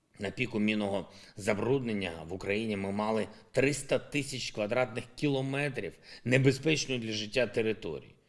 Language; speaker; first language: Ukrainian; non-native, local second language; Russian